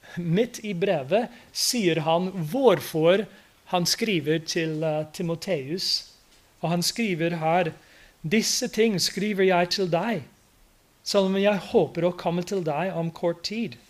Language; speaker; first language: Norwegian; non-native, fluent; English